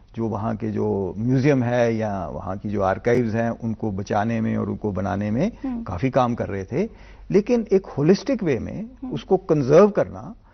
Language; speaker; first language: Hindi; non-native, local second language; Dogri